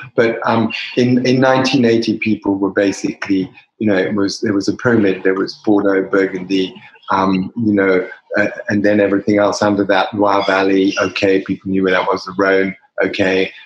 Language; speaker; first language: English; native; English